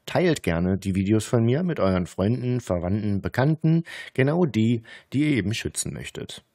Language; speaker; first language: German; native; German